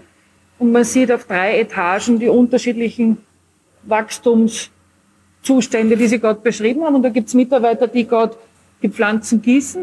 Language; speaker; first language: German; native; German